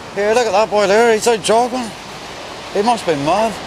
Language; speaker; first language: English; native; English